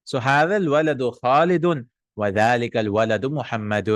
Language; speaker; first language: Arabic; non-native, fluent; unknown